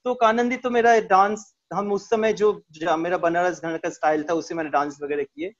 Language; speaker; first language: Hindi; non-native, local second language; Bangla